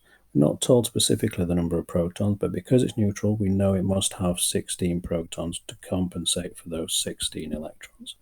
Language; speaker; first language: English; native; English